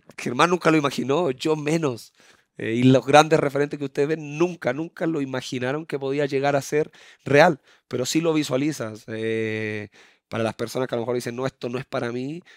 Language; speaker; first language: Spanish; native; Spanish